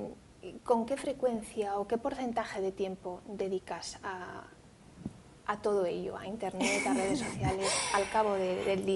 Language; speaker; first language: Spanish; native; Spanish